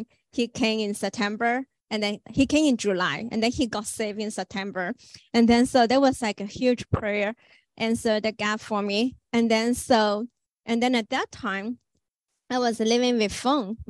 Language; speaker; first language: English; non-native, fluent; Chinese